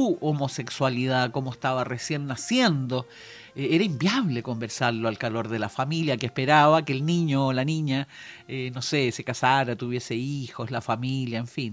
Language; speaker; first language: Spanish; native; Spanish